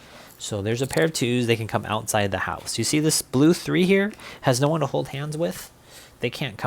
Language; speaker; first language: English; native; English